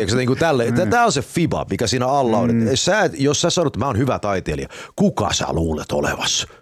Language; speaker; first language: Finnish; early bilingual, heritage; Finnish